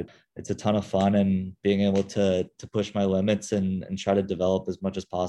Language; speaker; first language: English; native; English